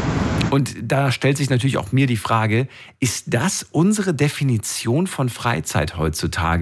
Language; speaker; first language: German; native; German